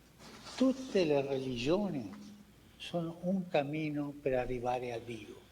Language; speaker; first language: Italian; non-native, fluent; Spanish